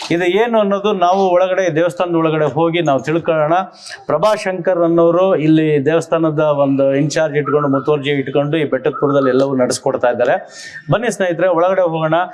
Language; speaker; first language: Kannada; native; Kannada